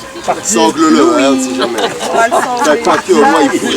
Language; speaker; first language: French; native; French